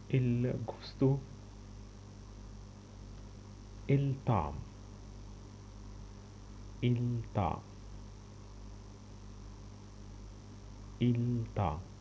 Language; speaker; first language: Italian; non-native, fluent; Arabic